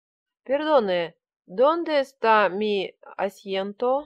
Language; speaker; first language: Spanish; non-native, learner; Russian